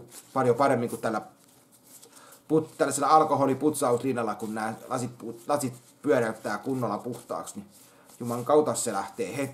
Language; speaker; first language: Finnish; native; Finnish